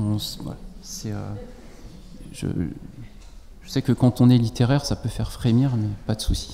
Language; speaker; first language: French; native; French